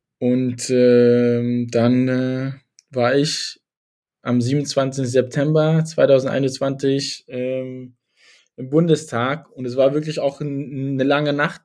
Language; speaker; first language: German; early bilingual, other home language; Kurdish